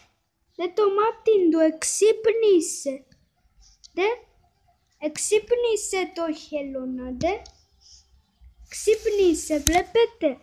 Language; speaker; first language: Greek; early bilingual, heritage; Greek